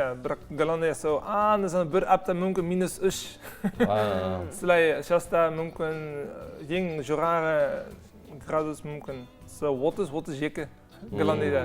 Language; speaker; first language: Kazakh; non-native, learner; Dutch